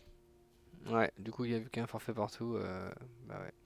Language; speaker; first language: French; native; French